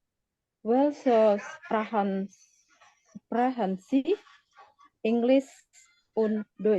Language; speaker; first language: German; non-native, learner; Indonesian